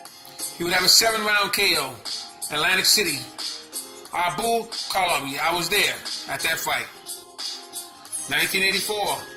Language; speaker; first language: English; native; English